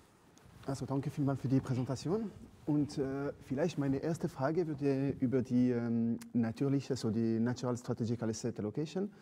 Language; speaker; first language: German; non-native, fluent; French